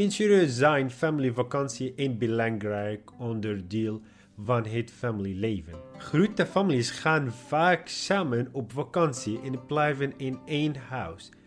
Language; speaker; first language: Dutch; non-native, learner; Arabic